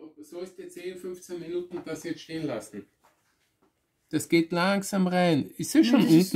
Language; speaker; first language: German; native; German